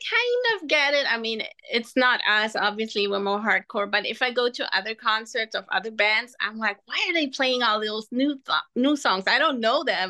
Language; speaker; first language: English; non-native, fluent; Spanish